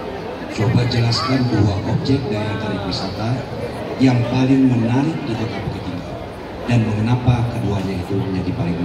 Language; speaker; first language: Indonesian; non-native, local second language; Minangkabau